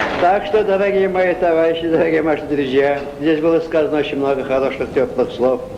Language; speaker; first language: Russian; non-native, local second language; Kazakh